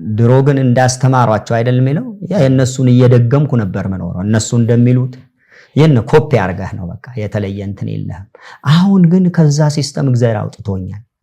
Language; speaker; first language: Amharic; non-native, local second language; Sebat Bet Gurage